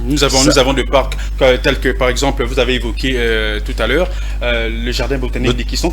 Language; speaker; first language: French; non-native, local second language; Lingala